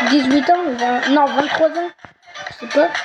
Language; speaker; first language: French; native; French